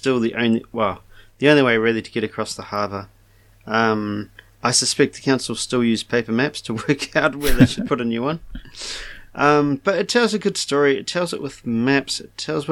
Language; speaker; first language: English; native; English